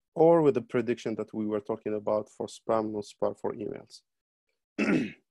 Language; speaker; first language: English; non-native, fluent; Arabic